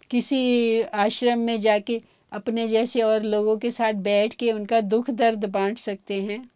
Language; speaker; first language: Hindi; native; Hindi